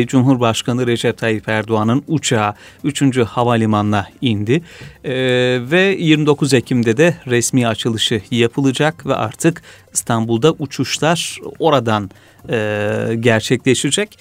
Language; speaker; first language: Turkish; native; Turkish